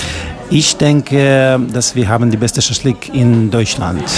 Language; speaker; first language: German; non-native, learner; Russian